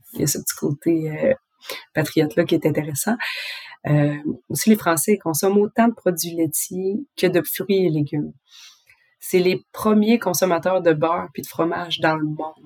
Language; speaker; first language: French; native; French